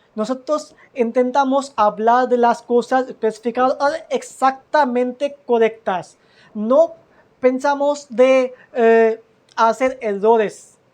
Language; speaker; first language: Spanish; non-native, fluent; Hindi